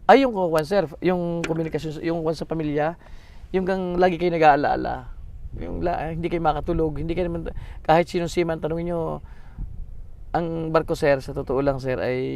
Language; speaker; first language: Filipino; native; Filipino